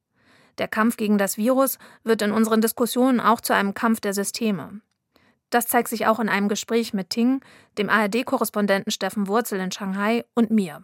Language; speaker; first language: German; native; German